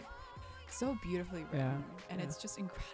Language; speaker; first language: English; early bilingual, other home language; Korean